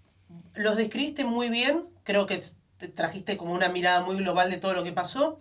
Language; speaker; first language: Spanish; native; Spanish